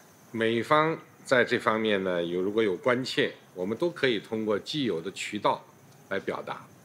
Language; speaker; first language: Chinese; native; Chinese